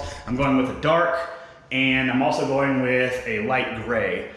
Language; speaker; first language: English; native; English